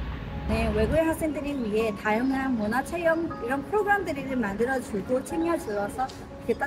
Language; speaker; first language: Korean; non-native, fluent; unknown